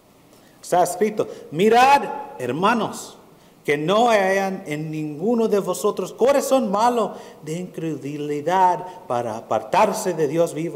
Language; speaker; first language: Spanish; early bilingual, heritage; Spanish